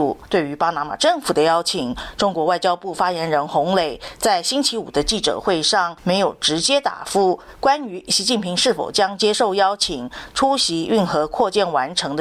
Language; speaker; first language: Chinese; native; Chinese